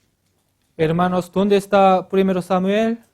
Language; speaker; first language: Spanish; non-native, learner; Korean